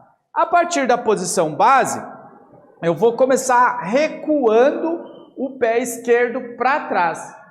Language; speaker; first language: Portuguese; native; Portuguese